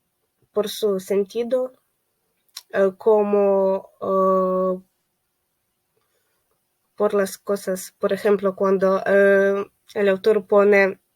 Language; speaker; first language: Spanish; non-native, fluent; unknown